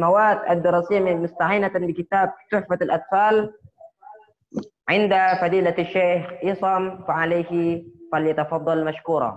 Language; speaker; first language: Arabic; non-native, fluent; Indonesian